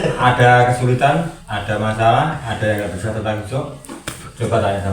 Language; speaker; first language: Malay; non-native, local second language; Javanese